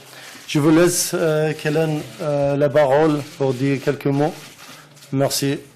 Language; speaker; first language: French; non-native, learner; Arabic